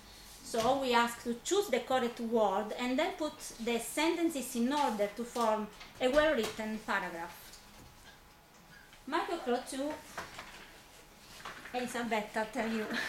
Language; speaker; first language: English; non-native, fluent; Italian